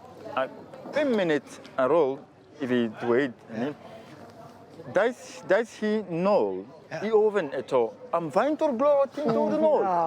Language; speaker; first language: Welsh; non-native, fluent; French